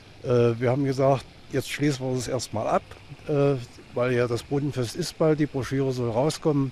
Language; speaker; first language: German; native; German